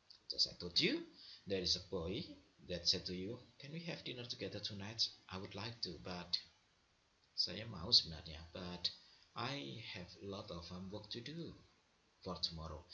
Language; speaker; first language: English; non-native, fluent; Indonesian